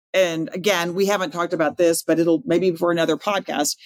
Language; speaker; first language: English; native; English